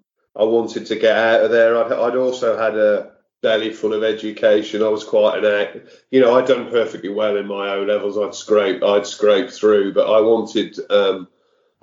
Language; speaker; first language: English; native; English